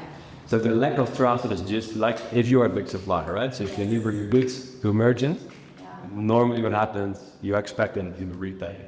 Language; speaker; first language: English; non-native, fluent; Dutch